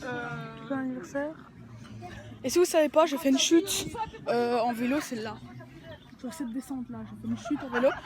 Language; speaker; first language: French; native; French